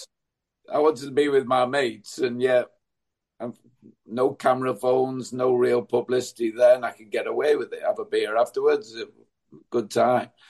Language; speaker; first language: English; native; English